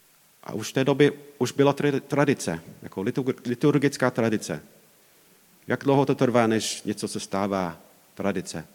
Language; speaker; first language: Czech; non-native, fluent; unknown